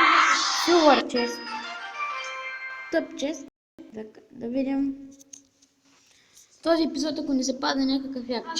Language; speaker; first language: Bulgarian; native; Bulgarian